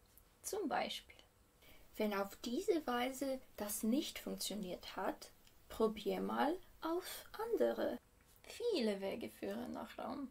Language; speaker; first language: German; non-native, fluent; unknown